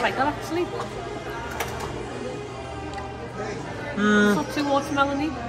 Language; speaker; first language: English; native; English